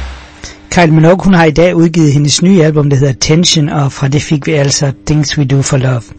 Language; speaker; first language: Danish; native; Danish